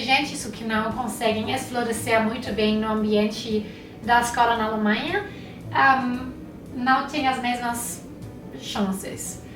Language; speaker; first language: Portuguese; non-native, fluent; German